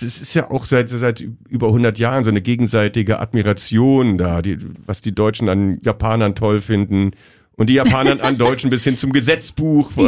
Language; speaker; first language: German; native; German